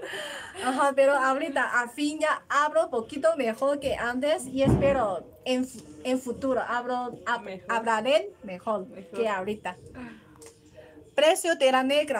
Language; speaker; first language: Spanish; non-native, learner; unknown